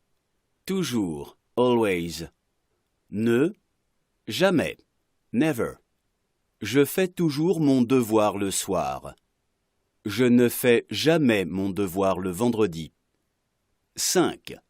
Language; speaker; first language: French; non-native, fluent; Arabic